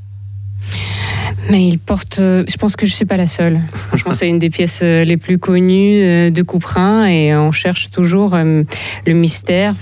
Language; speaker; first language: French; non-native, fluent; Russian